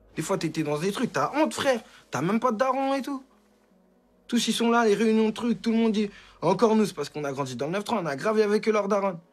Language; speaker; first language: French; native; French